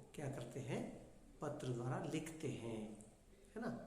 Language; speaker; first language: Hindi; non-native, local second language; Kannada